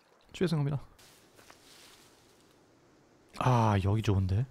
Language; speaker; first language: Korean; non-native, learner; German